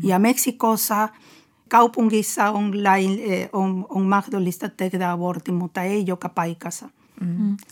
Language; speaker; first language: Finnish; non-native, fluent; Spanish